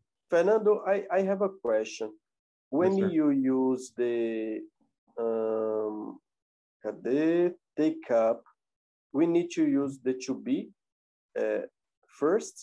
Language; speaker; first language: English; non-native, learner; Portuguese